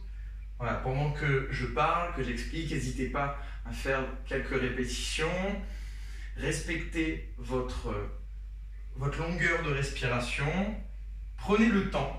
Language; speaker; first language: French; native; French